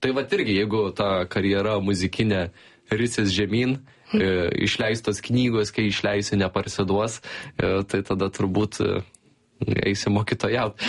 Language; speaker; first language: Lithuanian; native; Lithuanian